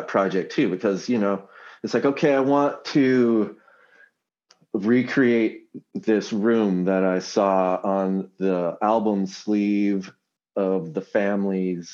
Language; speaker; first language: English; native; English